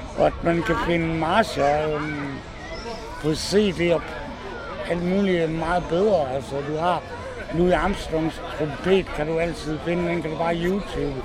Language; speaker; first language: Danish; native; Danish